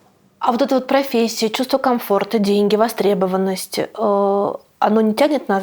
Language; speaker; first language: Russian; native; Russian